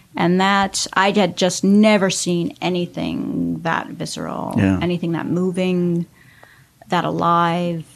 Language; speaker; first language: English; native; English